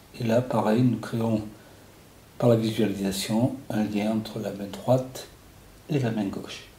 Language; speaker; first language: French; native; French